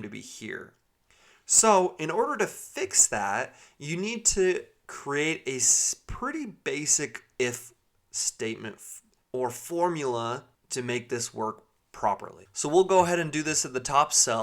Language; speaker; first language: English; native; English